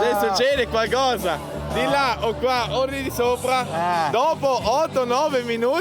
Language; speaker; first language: Italian; non-native, local second language; German